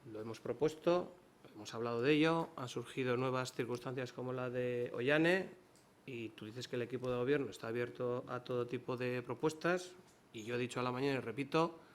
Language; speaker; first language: Spanish; non-native, local second language; Basque